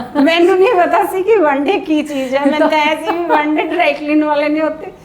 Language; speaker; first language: Punjabi; non-native, local second language; Hindi